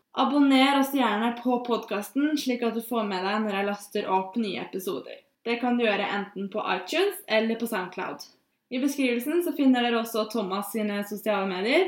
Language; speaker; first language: Norwegian; native; Norwegian